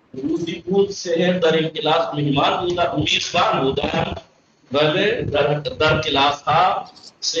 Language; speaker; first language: Persian; non-native, fluent; Urdu